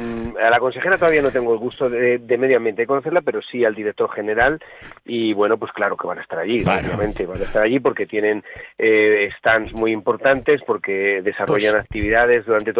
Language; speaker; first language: Spanish; native; Spanish